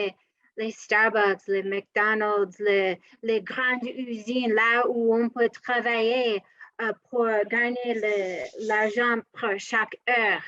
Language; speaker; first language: French; non-native, learner; English